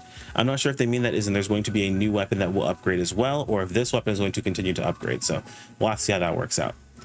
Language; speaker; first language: English; native; English